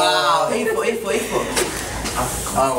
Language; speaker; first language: Hebrew; non-native, learner; English